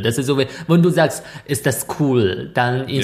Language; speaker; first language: German; non-native, fluent; Chinese